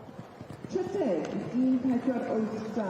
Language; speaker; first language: Welsh; non-native, learner; English